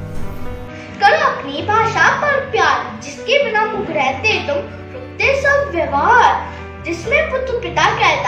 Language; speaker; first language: Hindi; native; Hindi